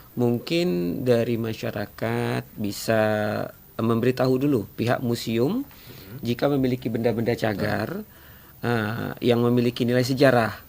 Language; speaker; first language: Malay; native; Malay